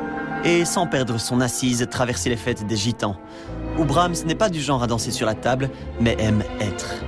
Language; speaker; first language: French; native; French